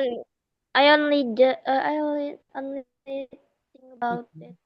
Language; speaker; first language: English; non-native, learner; Indonesian